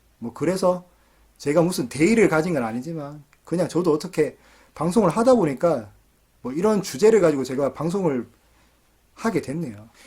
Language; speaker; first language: Korean; native; Korean